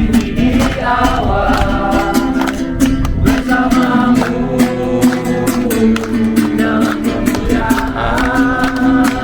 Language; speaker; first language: Indonesian; native; Indonesian